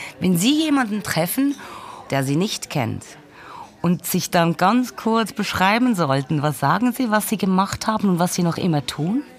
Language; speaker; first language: German; native; German